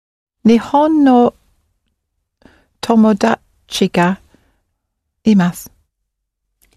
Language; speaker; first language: Japanese; non-native, learner; English